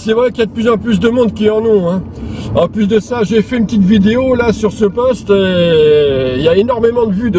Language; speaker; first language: French; native; French